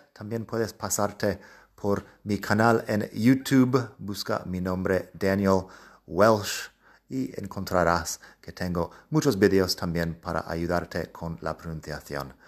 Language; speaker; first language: Spanish; non-native, fluent; English